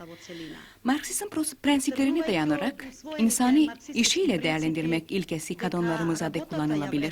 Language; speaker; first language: Turkish; native; Turkish